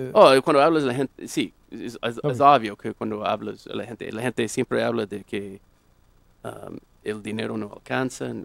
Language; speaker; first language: Spanish; non-native, fluent; English